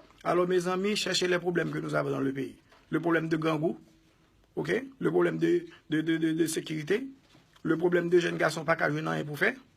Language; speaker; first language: French; non-native, local second language; Haitian Creole